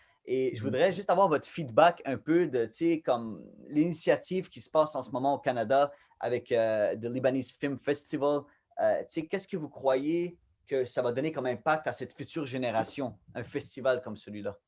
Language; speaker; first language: French; native; French